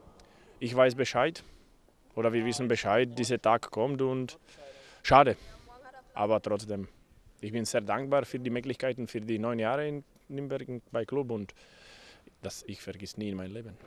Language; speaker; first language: German; non-native, fluent; Slovak